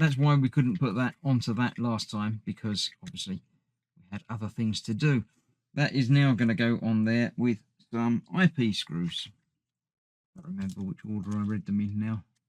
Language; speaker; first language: English; native; English